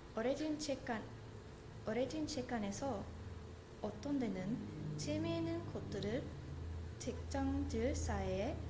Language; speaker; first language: Korean; non-native, learner; English